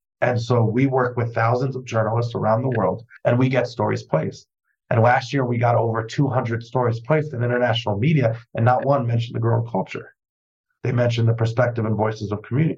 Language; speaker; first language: English; native; English